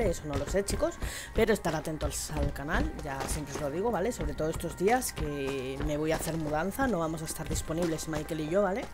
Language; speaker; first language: Spanish; native; Spanish